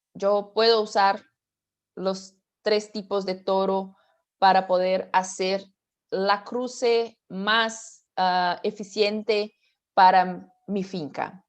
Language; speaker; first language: Spanish; non-native, fluent; Portuguese